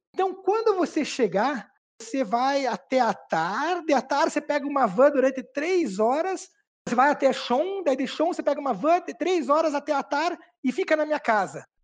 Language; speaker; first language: Portuguese; native; Portuguese